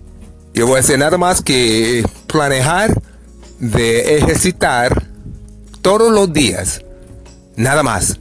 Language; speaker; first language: Spanish; non-native, fluent; English